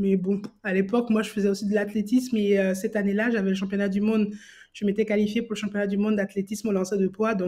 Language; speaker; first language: French; native; French